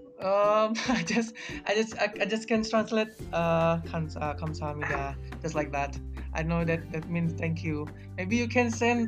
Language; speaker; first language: English; non-native, learner; Indonesian